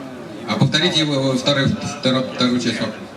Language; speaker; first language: Russian; native; Russian